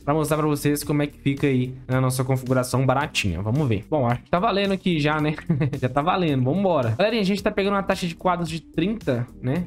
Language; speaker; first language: Portuguese; native; Portuguese